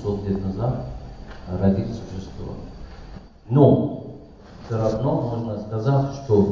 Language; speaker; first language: Russian; non-native, learner; Persian